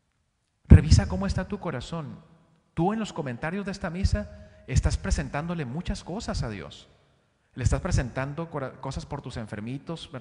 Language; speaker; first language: Spanish; native; Spanish